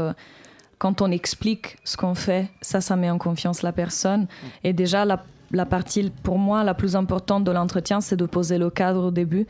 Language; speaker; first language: French; native; French